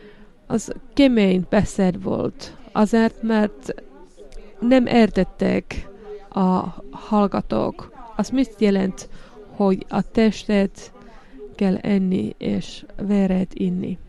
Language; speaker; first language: Hungarian; non-native, learner; Finnish